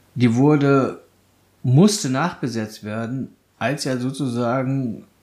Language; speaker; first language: German; native; German